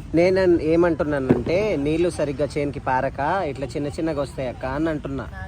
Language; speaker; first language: Telugu; non-native, local second language; Lambadi